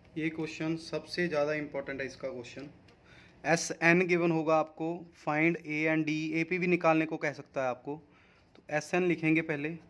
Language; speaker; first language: Hindi; non-native, local second language; Punjabi